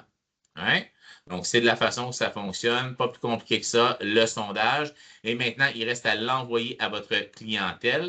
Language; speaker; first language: French; native; French